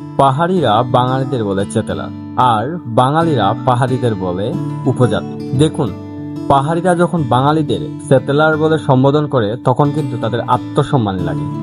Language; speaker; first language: Bangla; non-native, local second language; Chakma